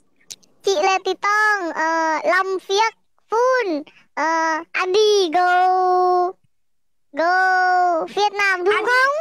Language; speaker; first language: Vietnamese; non-native, learner; Indonesian